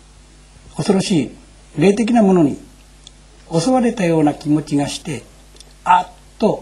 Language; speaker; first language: Japanese; native; Japanese